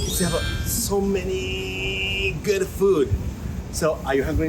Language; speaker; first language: English; non-native, learner; Japanese